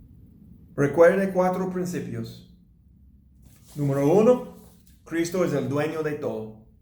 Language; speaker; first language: Spanish; non-native, learner; English